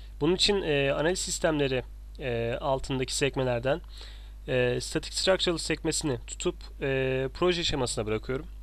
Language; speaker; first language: Turkish; native; Turkish